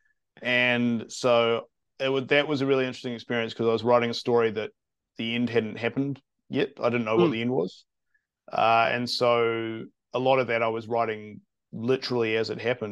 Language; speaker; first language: English; native; English